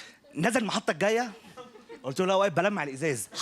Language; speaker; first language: Arabic; native; Arabic